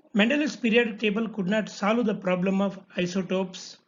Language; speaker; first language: English; non-native, local second language; Kannada